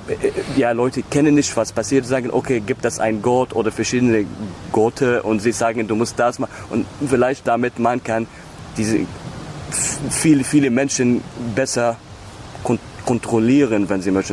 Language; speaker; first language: German; non-native, learner; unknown